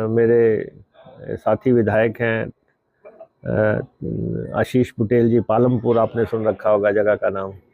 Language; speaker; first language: Hindi; native; Hindi